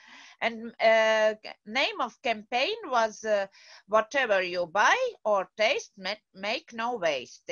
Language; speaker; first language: English; non-native, learner; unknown